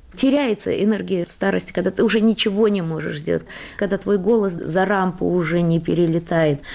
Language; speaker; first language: Russian; native; Russian